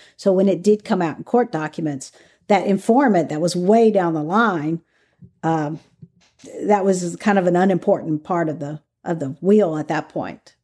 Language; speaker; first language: English; native; English